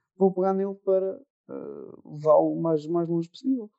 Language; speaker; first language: Portuguese; native; Portuguese